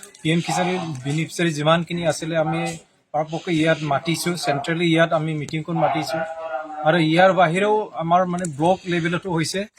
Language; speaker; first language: Assamese; non-native, local second language; Bangla